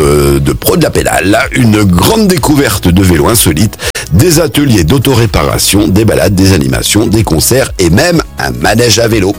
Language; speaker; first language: French; native; French